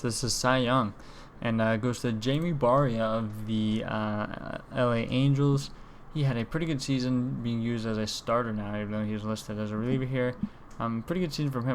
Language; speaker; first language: English; native; English